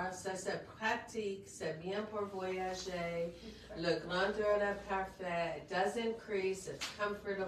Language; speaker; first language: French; non-native, local second language; English